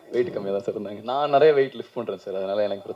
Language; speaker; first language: Tamil; native; Tamil